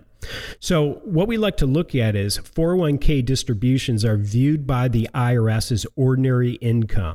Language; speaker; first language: English; native; English